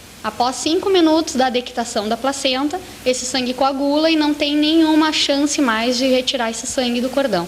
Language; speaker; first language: Portuguese; native; Portuguese